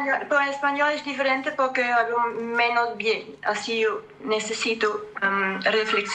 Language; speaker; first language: Spanish; non-native, learner; German